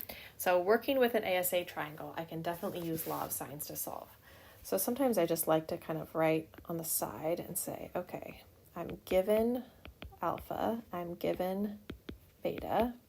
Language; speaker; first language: English; native; English